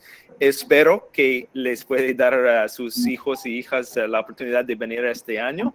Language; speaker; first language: Spanish; non-native, fluent; English